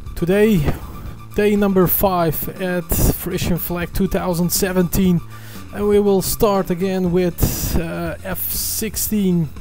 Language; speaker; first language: English; non-native, fluent; Turkish